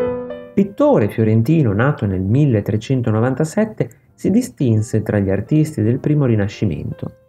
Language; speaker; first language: Italian; native; Italian